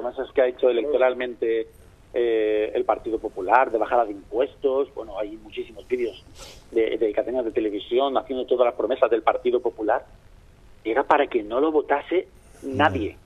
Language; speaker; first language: Spanish; native; Spanish